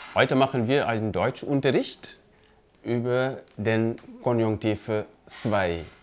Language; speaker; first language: German; non-native, fluent; Wolof